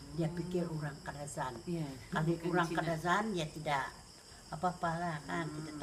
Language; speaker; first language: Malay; non-native, local second language; Central Dusun